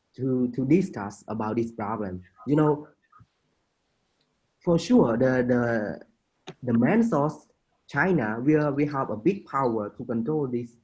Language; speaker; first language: English; non-native, fluent; Khmer